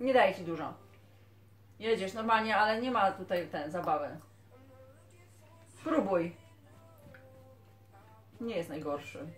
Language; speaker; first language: Polish; native; Polish